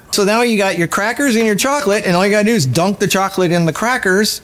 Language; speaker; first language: English; native; English